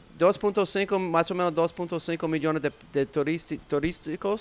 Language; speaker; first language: Spanish; non-native, learner; English